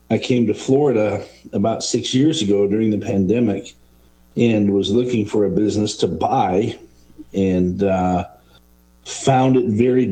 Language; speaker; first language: English; native; English